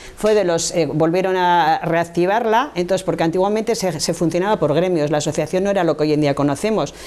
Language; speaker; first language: Spanish; native; Spanish